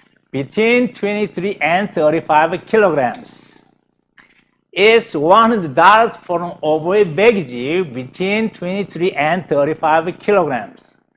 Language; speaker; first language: English; non-native, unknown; Korean